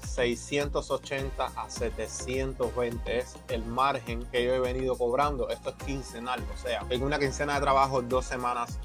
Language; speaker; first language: Spanish; native; Spanish